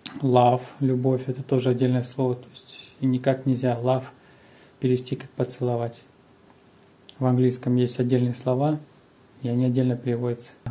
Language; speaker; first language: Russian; native; Russian